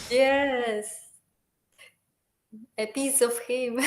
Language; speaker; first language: English; non-native, learner; Ukrainian